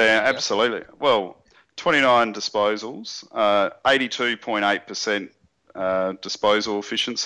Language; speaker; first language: English; native; English